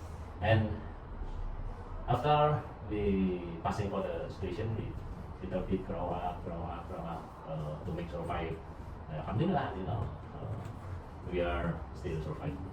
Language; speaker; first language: English; non-native, learner; Indonesian